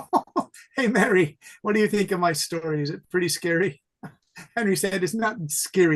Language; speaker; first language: English; native; English